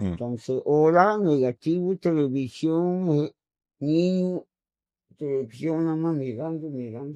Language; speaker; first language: Spanish; non-native, local second language; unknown